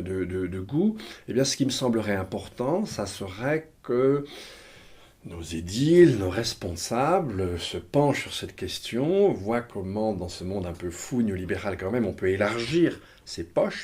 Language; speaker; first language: French; native; French